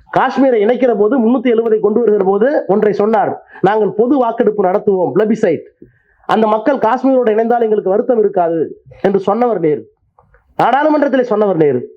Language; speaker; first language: Tamil; native; Tamil